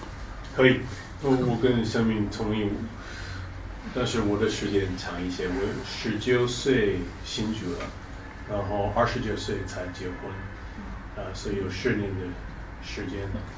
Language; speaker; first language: Chinese; non-native, fluent; English